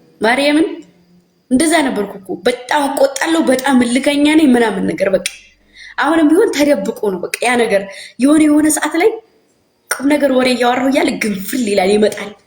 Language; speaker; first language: Amharic; native; Amharic